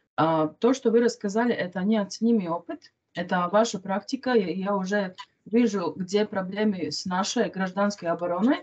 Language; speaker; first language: Russian; non-native, local second language; Latvian